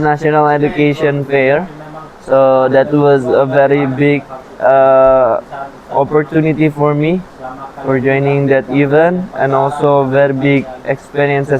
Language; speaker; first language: English; non-native, learner; Indonesian